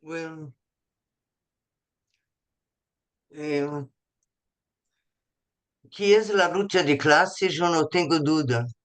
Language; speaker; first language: Spanish; non-native, fluent; Portuguese